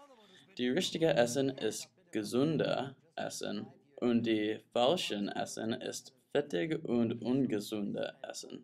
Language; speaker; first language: German; non-native, learner; English